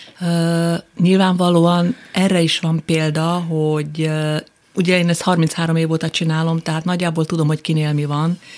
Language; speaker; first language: Hungarian; native; Hungarian